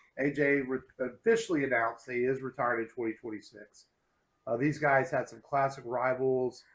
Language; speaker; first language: English; native; English